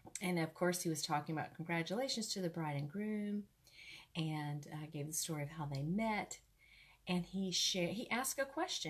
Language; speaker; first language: English; native; English